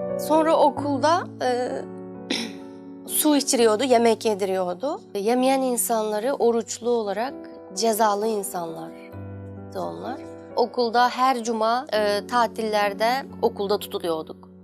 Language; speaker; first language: Turkish; early bilingual, heritage; Uyghur